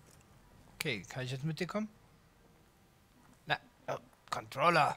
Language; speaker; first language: German; native; German